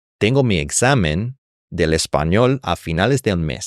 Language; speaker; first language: Spanish; non-native, fluent; English